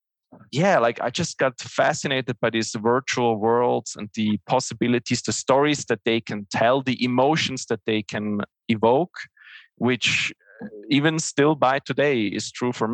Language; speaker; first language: English; non-native, fluent; Swiss German